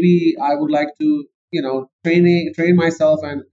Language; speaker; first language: English; non-native, local second language; Urdu